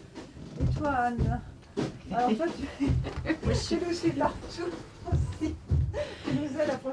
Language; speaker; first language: French; native; French